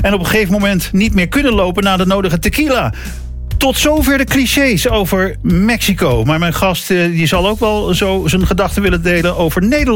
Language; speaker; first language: Dutch; native; Dutch